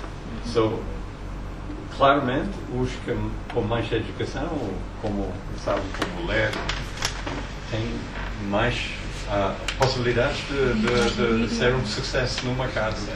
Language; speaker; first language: Portuguese; non-native, fluent; English